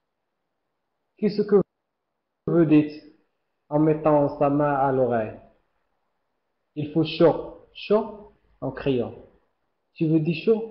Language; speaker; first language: French; non-native, learner; Arabic